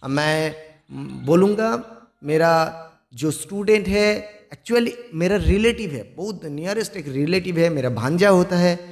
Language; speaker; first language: Hindi; non-native, local second language; Bangla